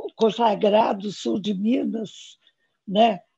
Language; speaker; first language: Portuguese; native; Portuguese